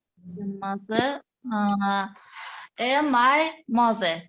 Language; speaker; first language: English; non-native, learner; Kyrgyz